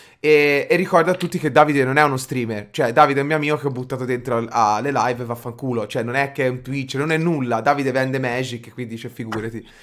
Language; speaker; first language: Italian; native; Italian